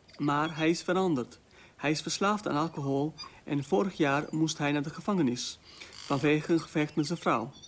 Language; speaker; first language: Dutch; non-native, fluent; Albanian